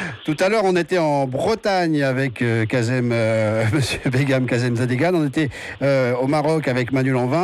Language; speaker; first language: French; native; French